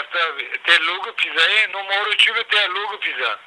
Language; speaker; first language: Danish; non-native, learner; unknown